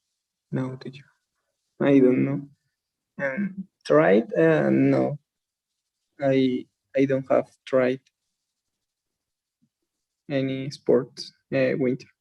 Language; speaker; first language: English; non-native, learner; Spanish